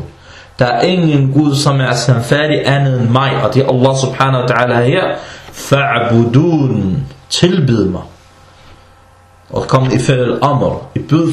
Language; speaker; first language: Danish; non-native, fluent; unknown